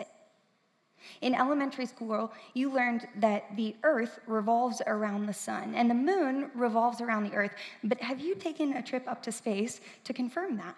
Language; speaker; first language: English; native; English